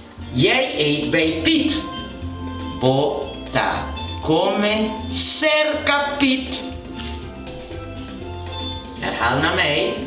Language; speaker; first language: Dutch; non-native, local second language; Papiamento